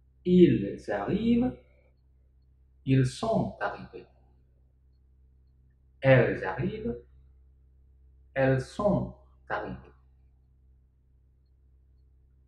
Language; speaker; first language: French; non-native, fluent; Indonesian